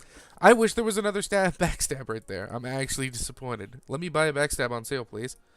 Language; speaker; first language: English; native; English